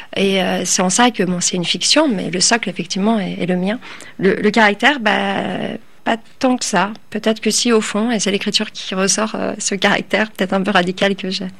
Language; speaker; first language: French; early bilingual, other home language; Turkish